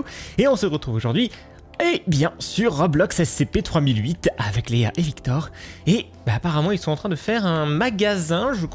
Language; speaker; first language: French; native; French